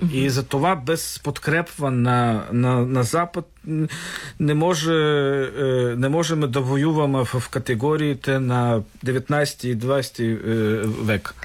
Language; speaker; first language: Bulgarian; non-native, fluent; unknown